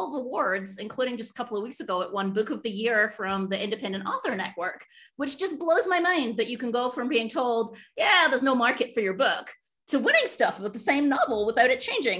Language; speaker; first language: English; native; English